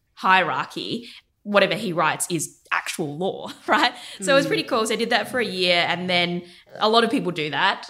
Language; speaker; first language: English; native; English